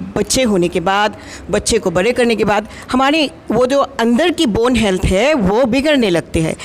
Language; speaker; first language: Hindi; non-native, local second language; Assamese